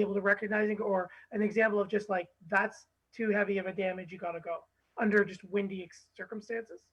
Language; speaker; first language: English; native; English